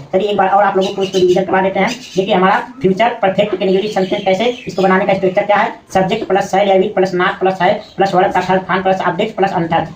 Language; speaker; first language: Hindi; native; Hindi